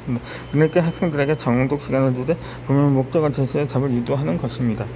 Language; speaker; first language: Korean; native; Korean